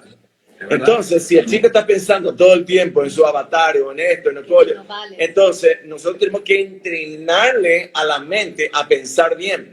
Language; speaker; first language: Spanish; native; Spanish